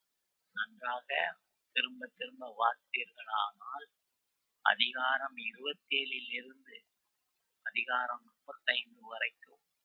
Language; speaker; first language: Tamil; native; Tamil